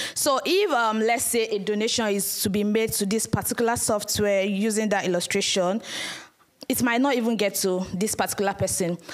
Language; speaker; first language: English; non-native, local second language; Yoruba